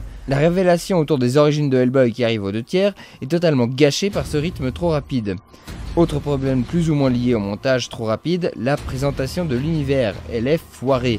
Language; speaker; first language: French; native; French